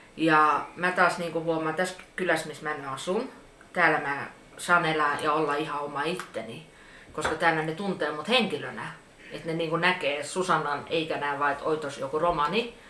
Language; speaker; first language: Finnish; early bilingual, heritage; Finnish